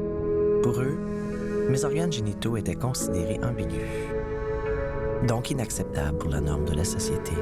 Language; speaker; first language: French; native; French